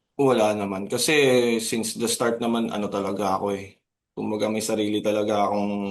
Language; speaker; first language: Filipino; native; Filipino